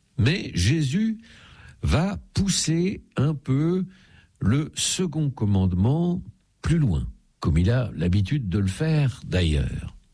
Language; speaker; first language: French; native; French